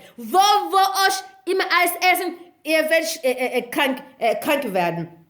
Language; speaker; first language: German; non-native, learner; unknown